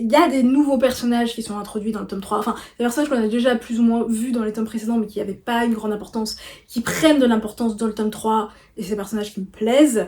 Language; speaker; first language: French; native; French